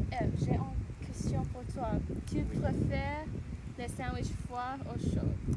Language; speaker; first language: French; non-native, learner; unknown